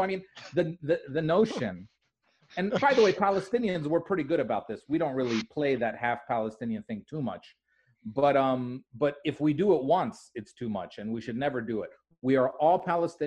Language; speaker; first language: English; native; English